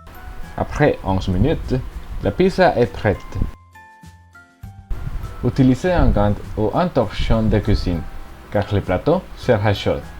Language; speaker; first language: French; non-native, learner; Spanish